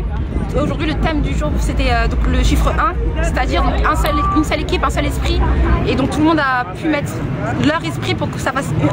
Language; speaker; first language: French; native; French